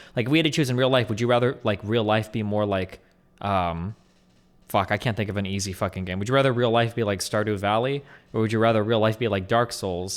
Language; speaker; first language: English; native; English